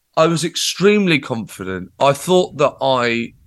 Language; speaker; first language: English; native; English